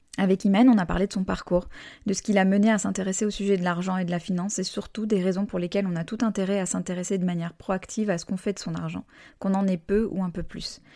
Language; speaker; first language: French; early bilingual, heritage; French